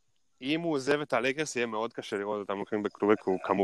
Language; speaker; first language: Hebrew; native; Hebrew